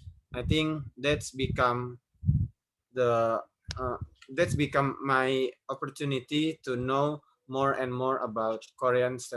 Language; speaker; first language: English; non-native, learner; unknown